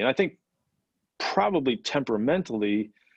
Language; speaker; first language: English; native; English